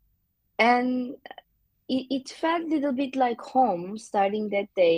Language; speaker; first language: English; non-native, fluent; Turkish